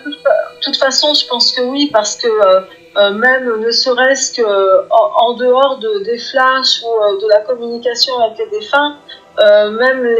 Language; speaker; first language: French; native; French